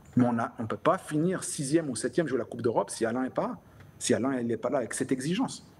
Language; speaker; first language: French; native; French